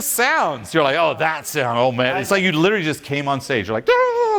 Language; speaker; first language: English; non-native, fluent; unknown